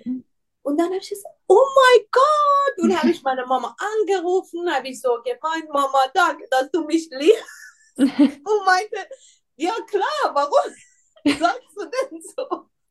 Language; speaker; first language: German; non-native, learner; Persian